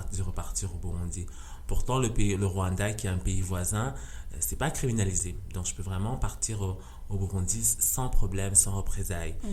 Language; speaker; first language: French; non-native, local second language; Rundi